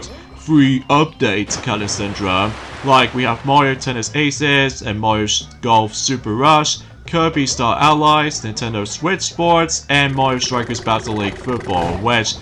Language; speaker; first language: English; native; English